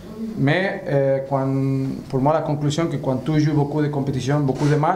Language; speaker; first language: French; non-native, fluent; Spanish